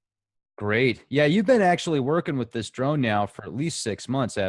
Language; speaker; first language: English; native; English